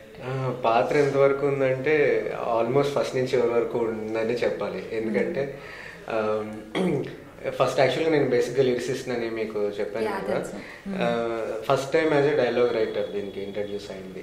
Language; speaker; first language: Telugu; native; Telugu